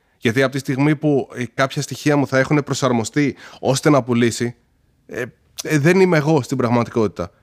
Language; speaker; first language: Greek; early bilingual, heritage; Greek